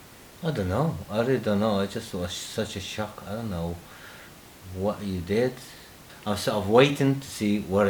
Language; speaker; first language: English; non-native, fluent; Arabic